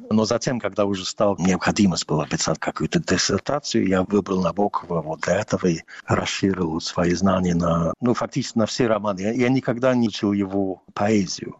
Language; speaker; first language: Russian; non-native, fluent; English